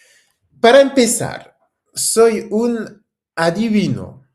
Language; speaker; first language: Spanish; non-native, fluent; French